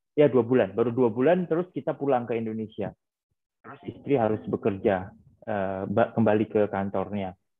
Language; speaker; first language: Indonesian; native; Indonesian